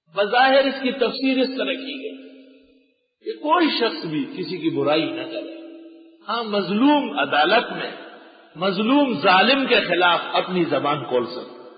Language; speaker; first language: Urdu; non-native, local second language; Pashto